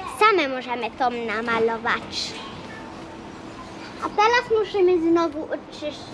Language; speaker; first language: Polish; early bilingual, heritage; Polish